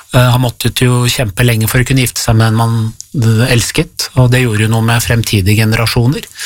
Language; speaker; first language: Norwegian; early bilingual, other home language; Persian